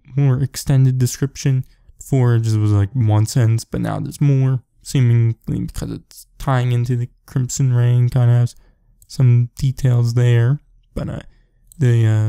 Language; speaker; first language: English; native; English